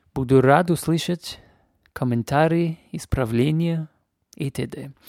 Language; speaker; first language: Russian; non-native, fluent; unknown